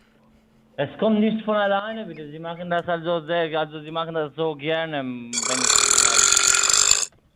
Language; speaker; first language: German; non-native, fluent; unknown